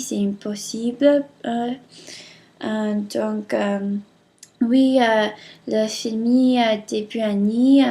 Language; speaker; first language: French; non-native, learner; English